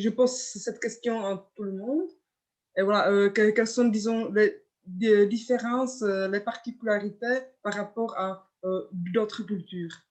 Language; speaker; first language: French; non-native, fluent; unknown